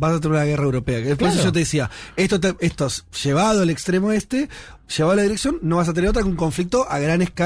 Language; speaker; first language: Spanish; native; Spanish